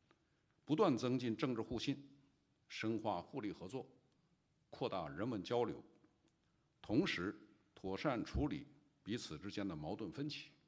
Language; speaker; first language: Chinese; native; Chinese